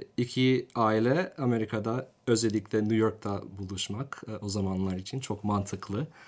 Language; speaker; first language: Turkish; non-native, fluent; English